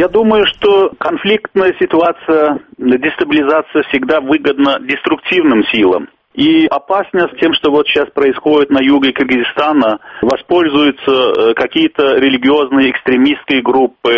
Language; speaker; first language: Russian; native; Russian